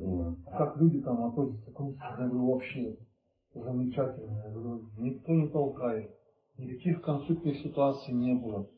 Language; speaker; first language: Russian; native; Russian